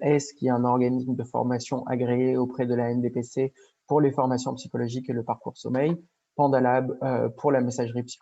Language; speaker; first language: French; native; French